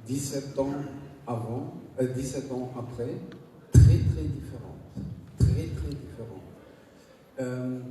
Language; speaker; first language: French; non-native, learner; German